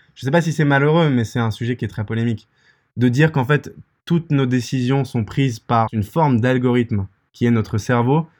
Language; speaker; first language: French; native; French